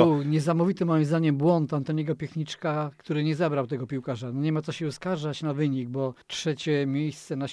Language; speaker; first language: Polish; native; Polish